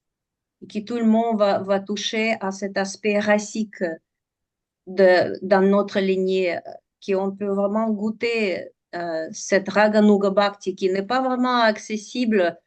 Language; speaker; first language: French; non-native, fluent; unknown